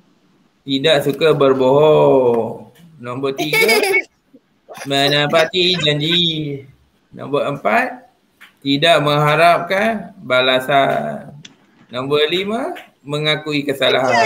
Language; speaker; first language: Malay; non-native, local second language; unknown